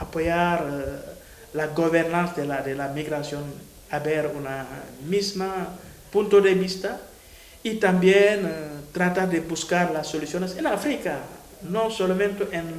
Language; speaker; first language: Spanish; non-native, fluent; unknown